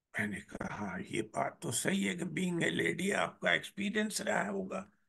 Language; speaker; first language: Hindi; native; Hindi